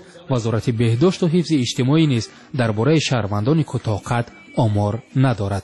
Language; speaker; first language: Tajik; native; Tajik